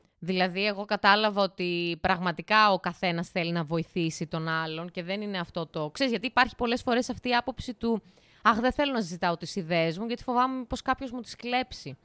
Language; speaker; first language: Greek; native; Greek